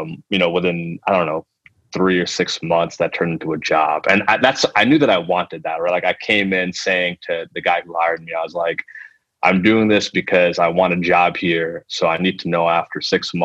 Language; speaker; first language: English; early bilingual, other home language; Telugu